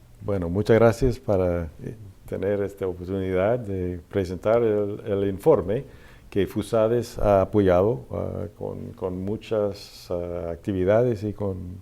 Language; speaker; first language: Spanish; non-native, fluent; English